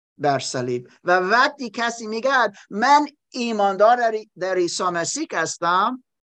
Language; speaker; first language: Persian; non-native, learner; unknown